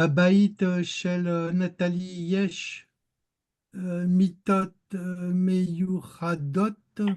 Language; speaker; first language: Hebrew; non-native, learner; French